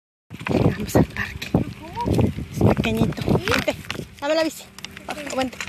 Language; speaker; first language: Spanish; native; Spanish